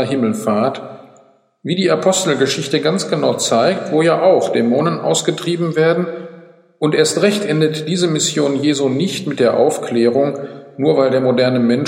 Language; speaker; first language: German; native; German